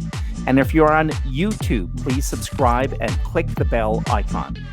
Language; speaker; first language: English; native; English